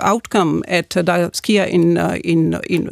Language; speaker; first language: Danish; non-native, fluent; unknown